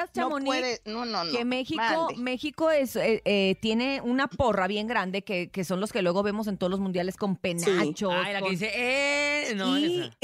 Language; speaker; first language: Spanish; native; Spanish